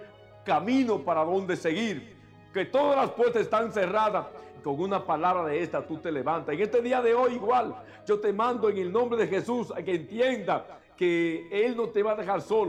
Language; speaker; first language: Spanish; native; Spanish